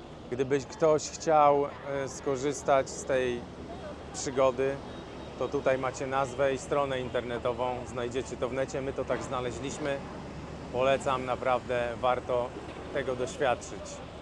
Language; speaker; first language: Polish; native; Polish